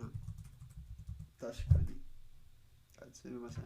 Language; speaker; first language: Japanese; non-native, learner; Spanish